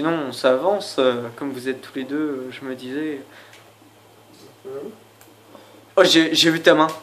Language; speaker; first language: French; native; French